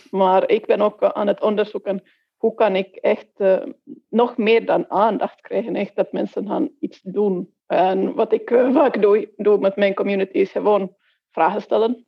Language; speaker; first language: Dutch; non-native, fluent; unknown